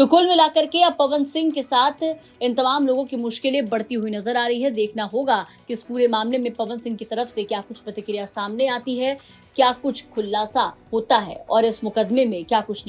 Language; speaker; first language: Hindi; native; Hindi